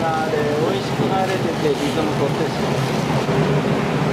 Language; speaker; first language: Japanese; native; Japanese